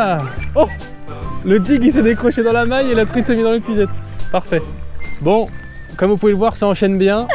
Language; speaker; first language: French; native; French